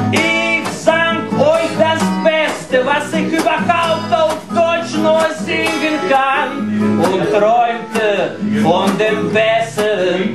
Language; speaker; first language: German; non-native, fluent; Russian